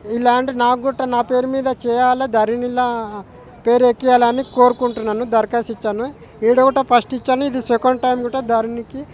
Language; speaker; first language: Telugu; native; Telugu